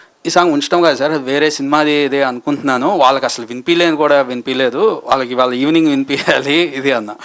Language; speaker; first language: Telugu; native; Telugu